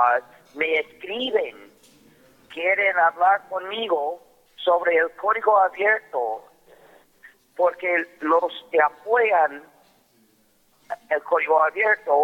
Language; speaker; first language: Spanish; non-native, fluent; English